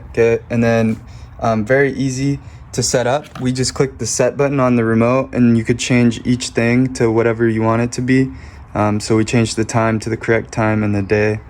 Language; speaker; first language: English; native; English